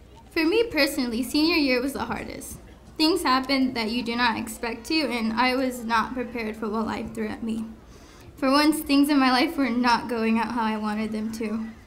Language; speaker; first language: English; early bilingual, other home language; Spanish